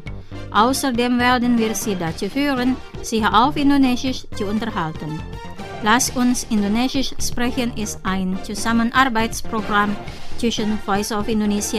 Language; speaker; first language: German; non-native, fluent; Indonesian